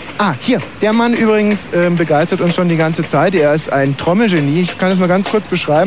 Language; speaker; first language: German; native; German